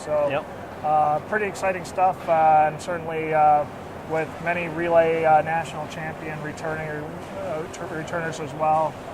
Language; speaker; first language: English; native; English